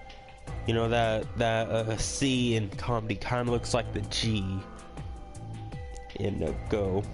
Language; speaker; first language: English; native; English